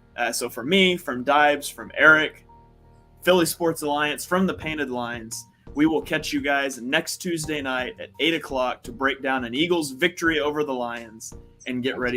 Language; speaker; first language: English; native; English